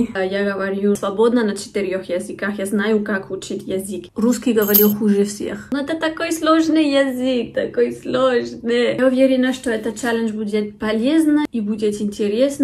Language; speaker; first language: Russian; non-native, fluent; French